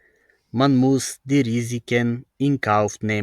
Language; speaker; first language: German; non-native, fluent; Macedonian